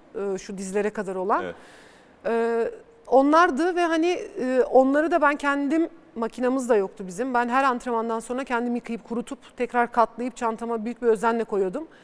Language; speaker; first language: Turkish; early bilingual, other home language; Bulgarian